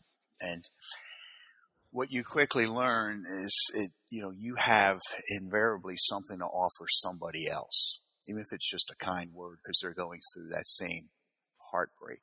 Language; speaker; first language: English; native; English